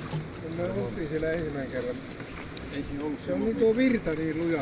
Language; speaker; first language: Finnish; native; Finnish